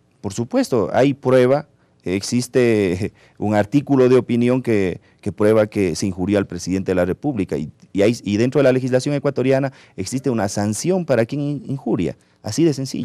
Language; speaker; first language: Spanish; native; Spanish